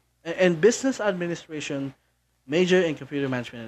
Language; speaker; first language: English; non-native, local second language; Bikol